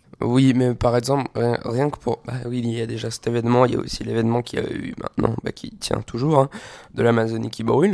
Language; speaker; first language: French; native; French